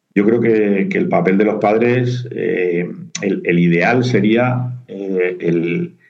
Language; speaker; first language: Spanish; native; Spanish